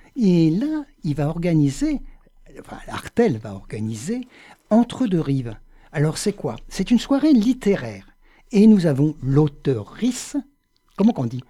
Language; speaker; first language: French; native; French